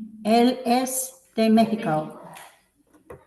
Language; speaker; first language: Spanish; non-native, learner; English